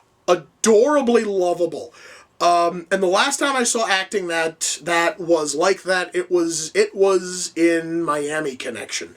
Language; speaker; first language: English; native; English